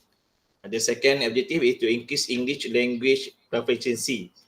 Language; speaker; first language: English; non-native, local second language; Malay